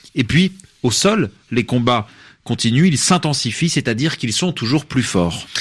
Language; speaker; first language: French; native; French